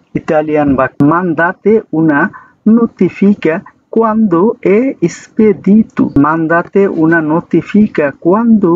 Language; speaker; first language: Italian; non-native, learner; Bangla